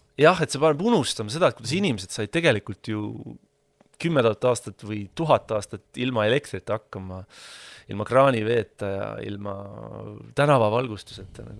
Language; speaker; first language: Estonian; native; Estonian